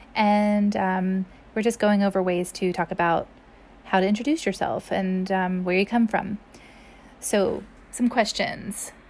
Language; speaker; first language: English; native; English